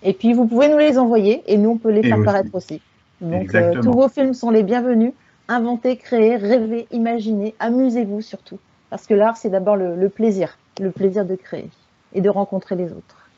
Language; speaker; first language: French; native; French